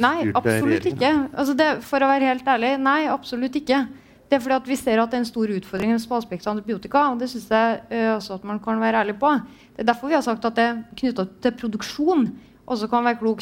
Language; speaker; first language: Norwegian; native; Norwegian